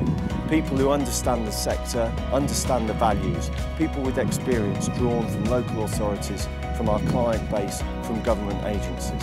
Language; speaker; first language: English; native; English